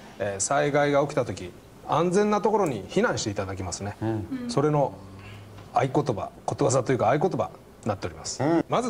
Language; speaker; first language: Japanese; native; Japanese